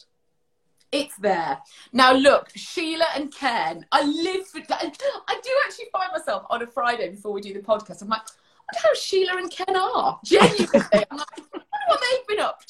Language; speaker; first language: English; native; English